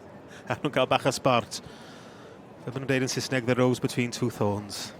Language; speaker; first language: Welsh; native; Welsh